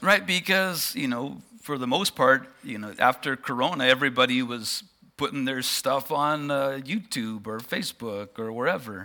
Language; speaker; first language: English; native; English